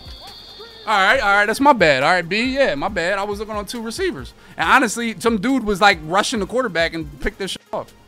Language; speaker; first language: English; native; English